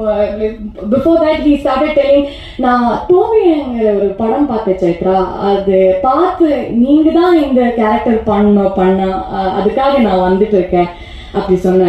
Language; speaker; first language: Tamil; non-native, learner; Kannada